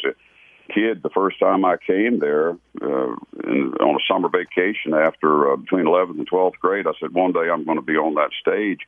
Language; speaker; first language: English; native; English